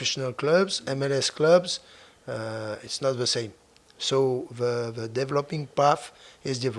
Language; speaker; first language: English; non-native, fluent; French